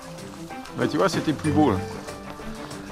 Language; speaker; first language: French; native; French